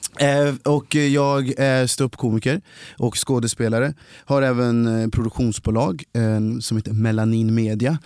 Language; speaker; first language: Swedish; native; Swedish